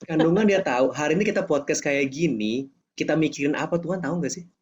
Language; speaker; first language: Indonesian; native; Indonesian